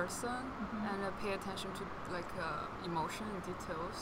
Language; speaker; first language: English; non-native, fluent; Chinese